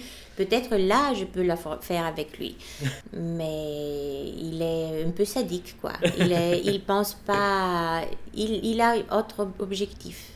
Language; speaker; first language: French; non-native, fluent; Bulgarian